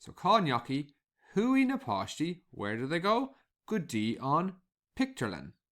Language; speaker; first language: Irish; non-native, local second language; English